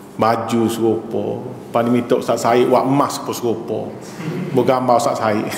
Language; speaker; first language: Malay; native; Malay